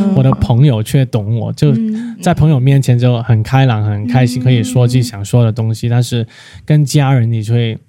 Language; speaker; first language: Chinese; non-native, fluent; Cantonese